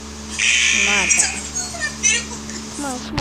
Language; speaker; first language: English; native; English